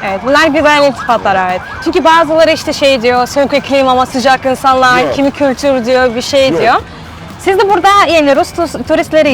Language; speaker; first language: Turkish; non-native, fluent; Russian